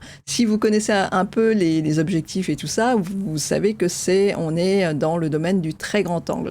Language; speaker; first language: French; native; French